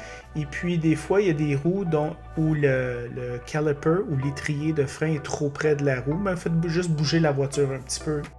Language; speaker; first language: French; native; French